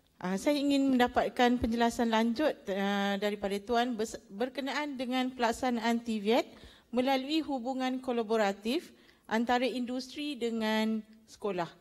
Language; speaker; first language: Malay; native; Malay